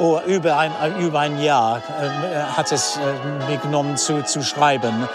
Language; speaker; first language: German; non-native, fluent; English